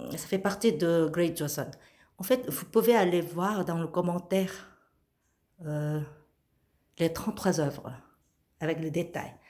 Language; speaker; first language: French; non-native, fluent; Korean